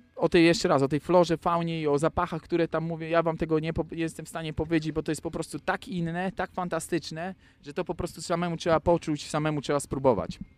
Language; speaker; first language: Polish; native; Polish